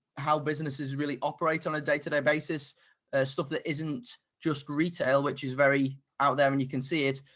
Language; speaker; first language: English; native; English